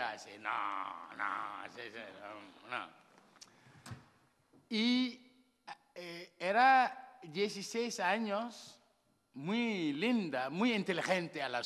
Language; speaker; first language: Spanish; non-native, learner; Wolof